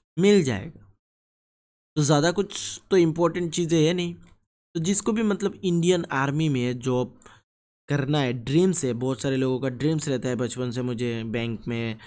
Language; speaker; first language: Hindi; non-native, local second language; Bangla